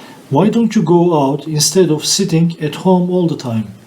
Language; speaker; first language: English; non-native, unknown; Turkish